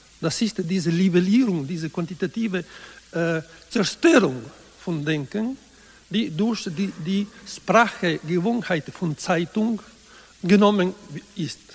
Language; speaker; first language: German; non-native, learner; Italian